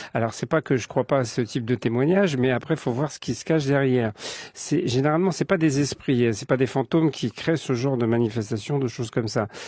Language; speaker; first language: French; native; French